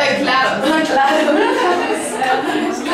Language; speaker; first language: Spanish; non-native, learner; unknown